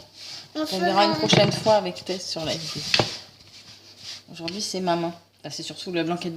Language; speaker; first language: French; native; French